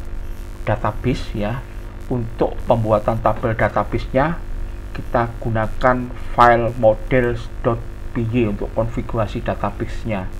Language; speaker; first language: Indonesian; native; Indonesian